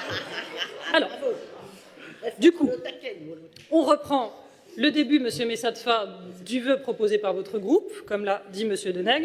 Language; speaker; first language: French; native; French